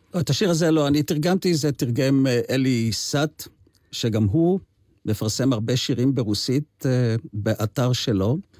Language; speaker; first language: Hebrew; native; Hebrew